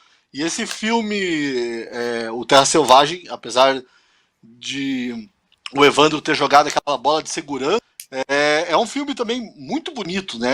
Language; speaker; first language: Portuguese; native; Portuguese